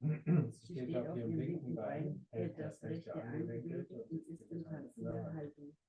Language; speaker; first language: German; native; German